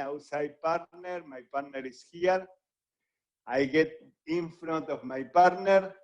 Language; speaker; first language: English; non-native, fluent; Spanish